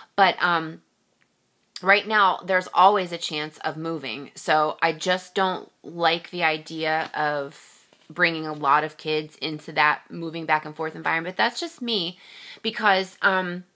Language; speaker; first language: English; native; English